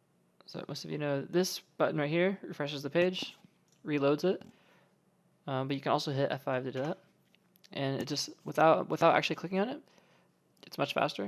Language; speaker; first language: English; native; English